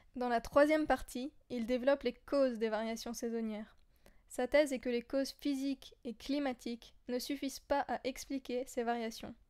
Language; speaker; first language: French; native; French